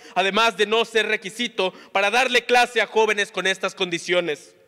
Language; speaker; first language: Spanish; native; Spanish